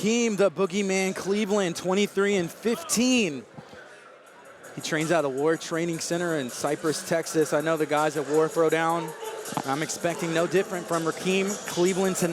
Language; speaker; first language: English; native; English